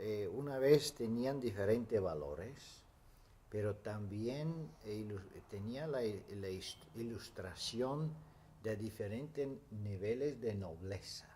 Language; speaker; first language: Spanish; non-native, fluent; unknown